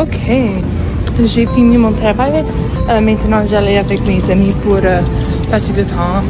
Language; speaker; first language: French; non-native, local second language; English